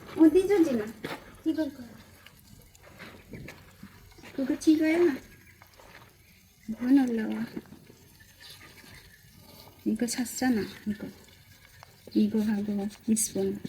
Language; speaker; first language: Korean; non-native, learner; Bangla